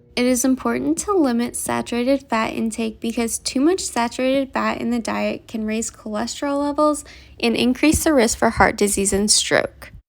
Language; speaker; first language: English; native; English